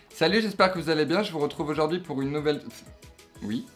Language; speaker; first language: French; native; French